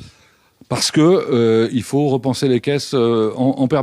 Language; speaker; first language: French; native; French